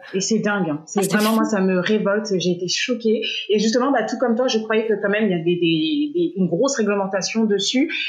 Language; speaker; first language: French; native; French